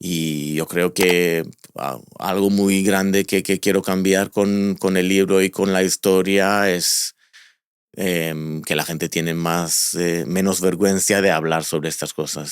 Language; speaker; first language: Spanish; non-native, fluent; Hebrew